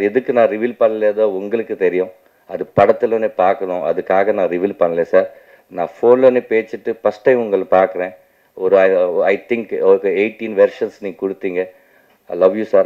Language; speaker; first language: Tamil; non-native, local second language; Telugu